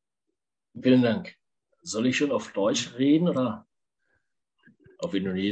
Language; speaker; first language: German; non-native, fluent; Indonesian